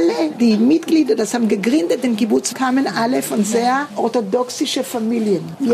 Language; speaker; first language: German; early bilingual, heritage; German